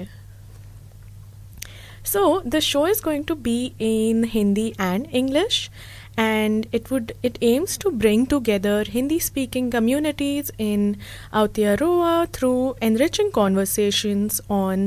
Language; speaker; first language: English; non-native, local second language; Marathi